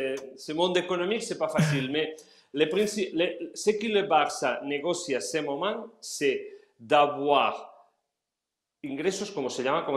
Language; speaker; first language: French; non-native, fluent; Spanish